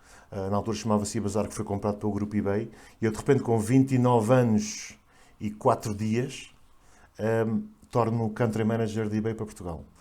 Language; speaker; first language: Portuguese; native; Portuguese